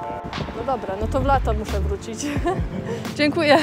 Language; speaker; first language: Polish; early bilingual, heritage; English